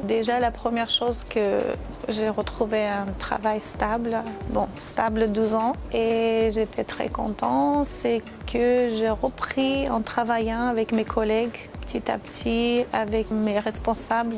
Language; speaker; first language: French; non-native, fluent; Armenian